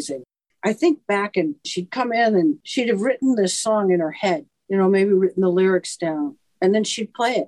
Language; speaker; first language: English; native; English